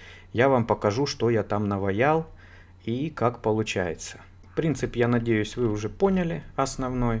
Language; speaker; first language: Russian; native; Russian